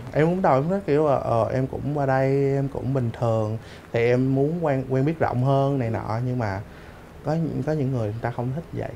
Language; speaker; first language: Vietnamese; early bilingual, other home language; English